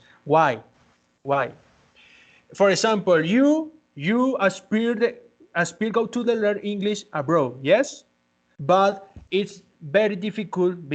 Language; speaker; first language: English; non-native, learner; Spanish